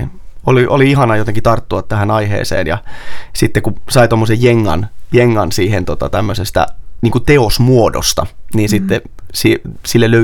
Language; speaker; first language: Finnish; native; Finnish